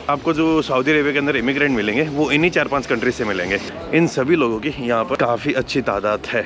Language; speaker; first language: Hindi; native; Hindi